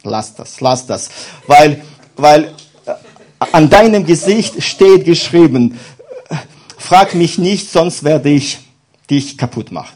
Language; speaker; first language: German; non-native, fluent; Russian